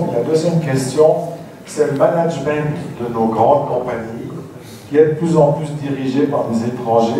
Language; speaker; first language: French; native; French